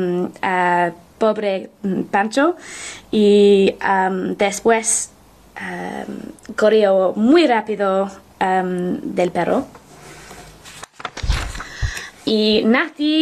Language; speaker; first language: Spanish; non-native, learner; English